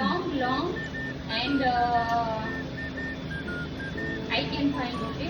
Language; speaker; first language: English; non-native, learner; Punjabi